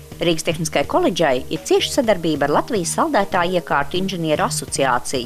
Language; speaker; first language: Latvian; native; Latvian